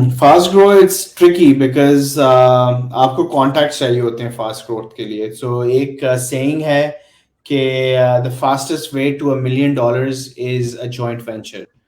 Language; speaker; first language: Urdu; native; Urdu